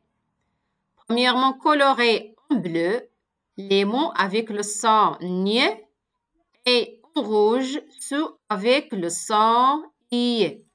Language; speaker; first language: French; non-native, local second language; Arabic